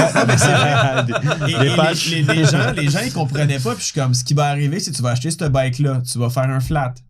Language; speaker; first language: French; native; French